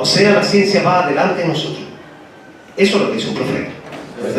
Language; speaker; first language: Spanish; native; Spanish